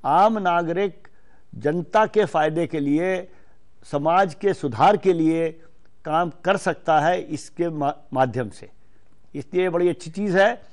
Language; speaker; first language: Hindi; native; Hindi